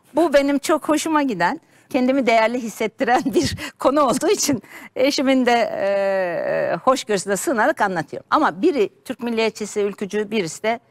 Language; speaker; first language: Turkish; native; Turkish